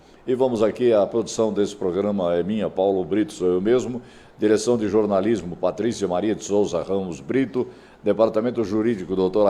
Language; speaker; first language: Portuguese; native; Portuguese